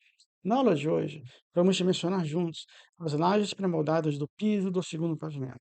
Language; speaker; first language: Portuguese; native; Portuguese